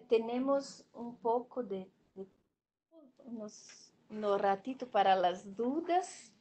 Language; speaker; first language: Spanish; non-native, learner; Portuguese